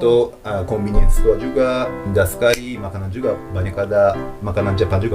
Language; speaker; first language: Indonesian; non-native, fluent; Japanese